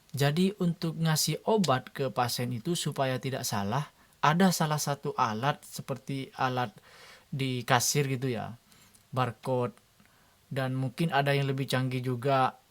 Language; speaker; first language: Indonesian; non-native, local second language; Madurese